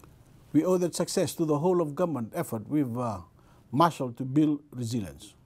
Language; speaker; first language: English; non-native, local second language; Fijian